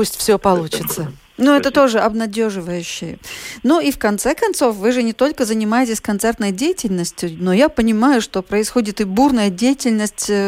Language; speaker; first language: Russian; native; Russian